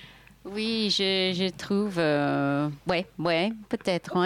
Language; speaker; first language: French; non-native, fluent; English